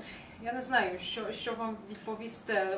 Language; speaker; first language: Ukrainian; non-native, fluent; Polish